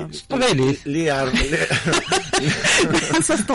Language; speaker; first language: French; non-native, local second language; Arabic